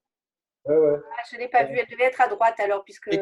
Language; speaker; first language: French; native; French